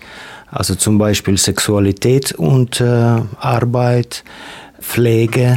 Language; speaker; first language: German; non-native, fluent; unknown